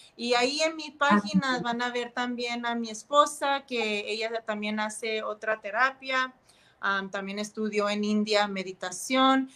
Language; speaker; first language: Spanish; early bilingual, heritage; Spanish